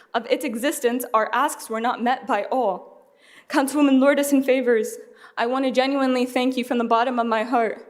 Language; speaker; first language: English; early bilingual, other home language; Arabic